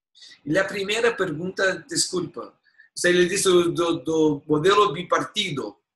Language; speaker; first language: Spanish; non-native, learner; Portuguese